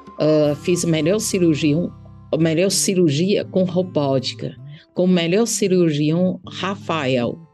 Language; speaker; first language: Portuguese; non-native, learner; Chinese